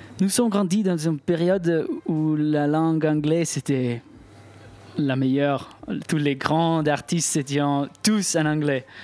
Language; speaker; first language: French; non-native, local second language; Italian